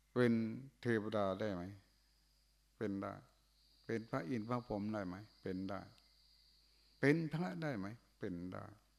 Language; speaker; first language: Thai; non-native, local second language; Northeastern Thai